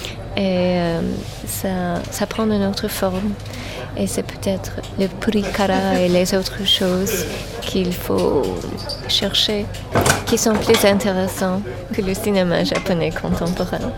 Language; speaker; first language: French; non-native, fluent; English